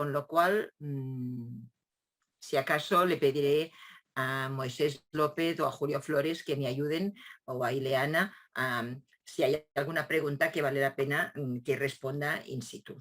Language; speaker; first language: Spanish; non-native, local second language; Catalan